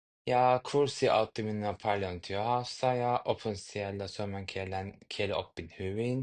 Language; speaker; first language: Finnish; non-native, learner; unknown